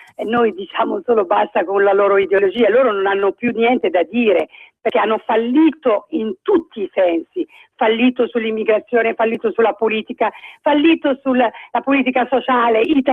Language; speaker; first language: Italian; non-native, fluent; Arabic